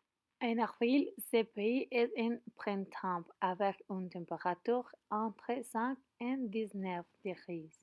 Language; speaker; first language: French; non-native, learner; Spanish